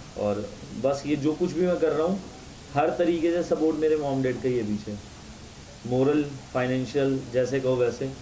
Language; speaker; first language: Hindi; native; Hindi